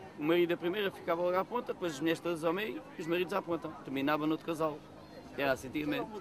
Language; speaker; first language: Portuguese; native; Portuguese